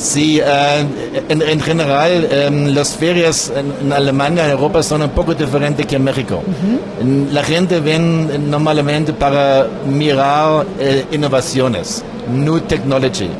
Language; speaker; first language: Spanish; non-native, learner; German